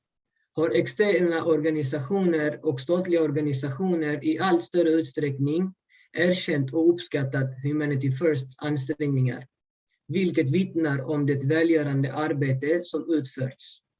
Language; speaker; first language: Swedish; early bilingual, other home language; Urdu